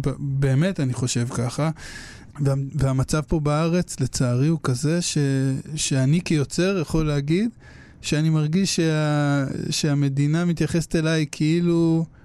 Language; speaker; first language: Hebrew; native; Hebrew